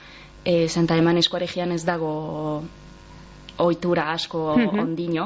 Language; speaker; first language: Basque; non-native, local second language; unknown